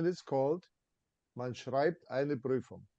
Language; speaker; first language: German; non-native, fluent; English